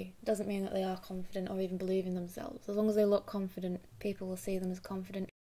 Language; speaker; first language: English; native; English